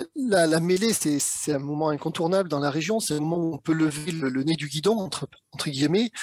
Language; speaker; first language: French; native; French